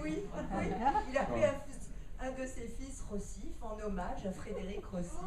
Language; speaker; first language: French; native; French